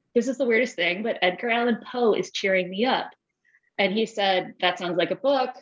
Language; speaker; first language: English; native; English